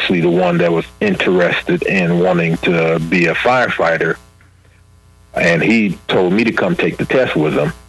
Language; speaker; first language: English; native; English